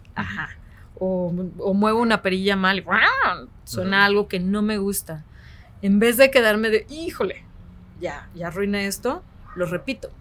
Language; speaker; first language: Spanish; native; Spanish